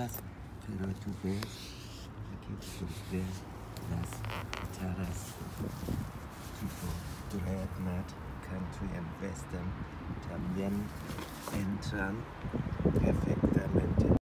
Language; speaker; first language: Spanish; non-native, fluent; German